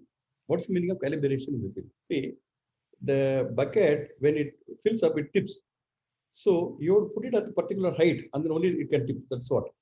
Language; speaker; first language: English; non-native, local second language; Tamil